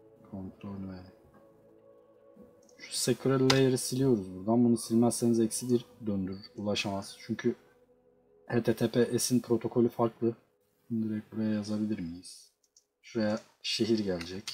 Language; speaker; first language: Turkish; native; Turkish